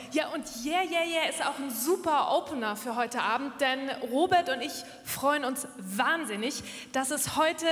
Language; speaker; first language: German; native; German